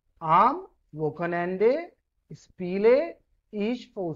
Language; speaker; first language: German; non-native, fluent; Hindi